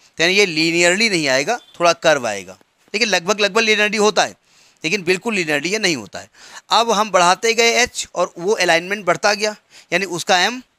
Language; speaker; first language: Hindi; native; Hindi